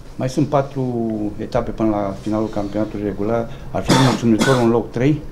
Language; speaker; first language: Romanian; native; Romanian